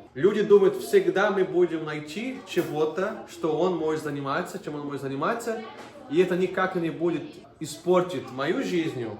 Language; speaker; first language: Russian; non-native, fluent; Portuguese